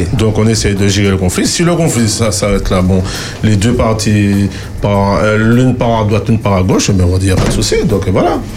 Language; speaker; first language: French; native; French